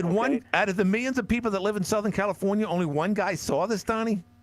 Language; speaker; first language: English; native; English